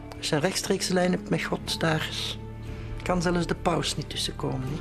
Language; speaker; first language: Dutch; native; Dutch